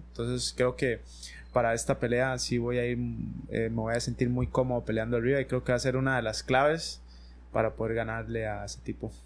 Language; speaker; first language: Spanish; native; Spanish